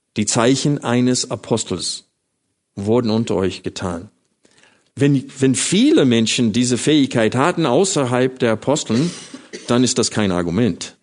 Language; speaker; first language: German; non-native, fluent; English